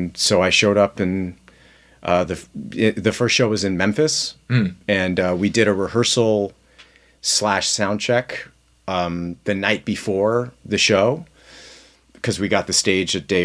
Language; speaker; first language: English; native; English